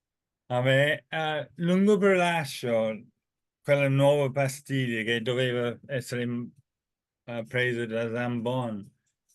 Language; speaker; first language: Italian; non-native, fluent; English